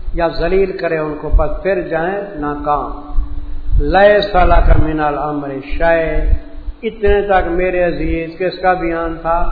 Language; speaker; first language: Urdu; non-native, local second language; Punjabi